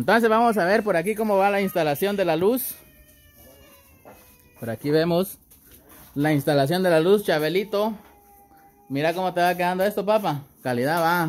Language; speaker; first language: Spanish; native; Spanish